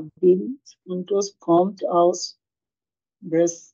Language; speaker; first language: German; non-native, learner; Bangla